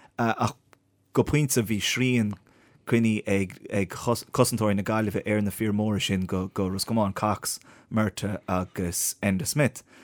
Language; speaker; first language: Irish; native; Irish